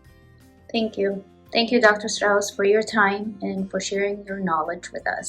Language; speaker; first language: English; native; English